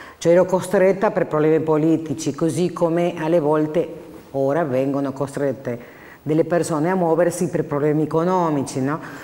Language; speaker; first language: Italian; non-native, fluent; Spanish